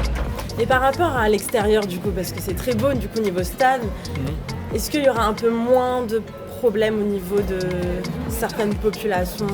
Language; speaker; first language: French; native; French